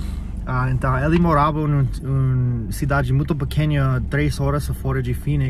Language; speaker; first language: Portuguese; non-native, fluent; English